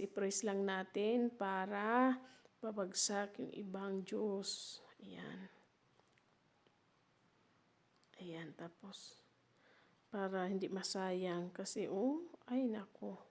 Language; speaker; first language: Filipino; native; Filipino